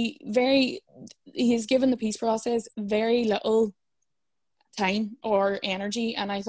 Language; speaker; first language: English; native; English